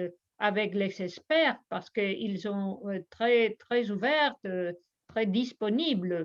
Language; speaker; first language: French; non-native, fluent; Spanish